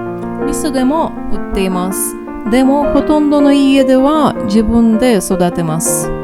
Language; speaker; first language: Japanese; non-native, fluent; Tatar